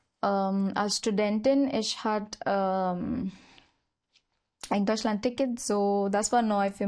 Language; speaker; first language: German; non-native, learner; Marathi